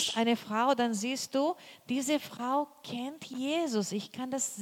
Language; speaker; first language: German; non-native, learner; Portuguese